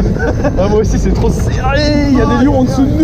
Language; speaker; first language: French; native; French